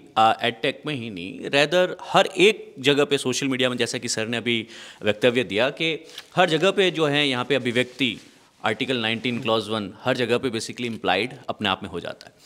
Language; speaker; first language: Hindi; native; Hindi